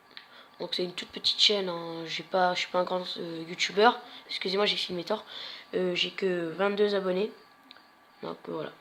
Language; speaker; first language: French; native; French